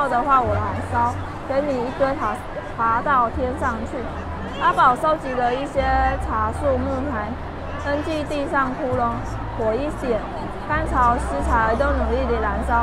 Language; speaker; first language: Chinese; native; Chinese